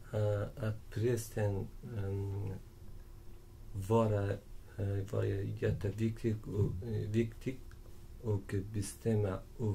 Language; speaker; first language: Swedish; non-native, learner; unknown